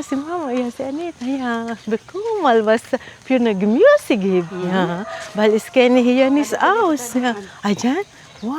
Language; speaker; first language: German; non-native, fluent; Filipino